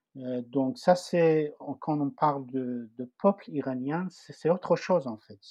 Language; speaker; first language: French; non-native, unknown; Persian